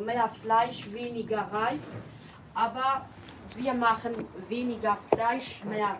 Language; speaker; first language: German; non-native, learner; Kurdish